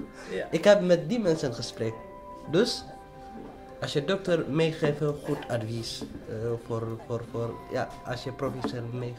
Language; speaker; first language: Dutch; non-native, learner; Tigrinya